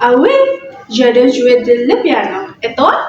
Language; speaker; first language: French; non-native, learner; Indonesian